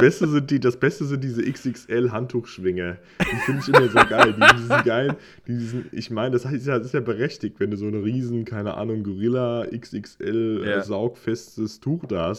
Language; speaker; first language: German; native; German